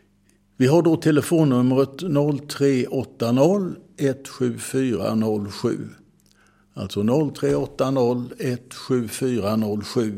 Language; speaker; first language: Swedish; native; Swedish